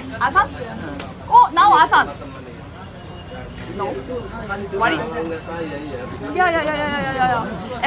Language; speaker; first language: English; non-native, learner; Korean